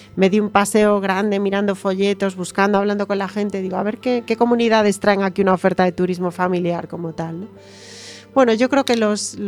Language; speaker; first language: Spanish; native; Spanish